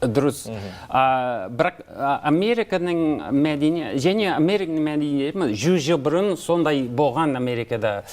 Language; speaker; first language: Kazakh; non-native, learner; English